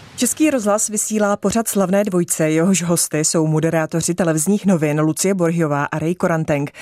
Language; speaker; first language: Czech; native; Czech